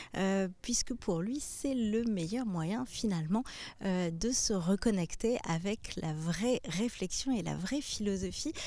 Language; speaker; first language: French; native; French